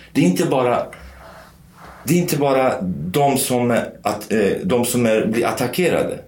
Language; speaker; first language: Swedish; non-native, fluent; Kurdish